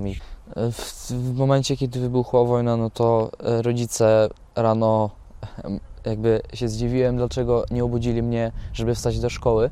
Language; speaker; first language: Polish; non-native, fluent; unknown